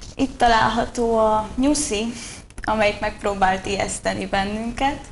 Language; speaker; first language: Hungarian; native; Hungarian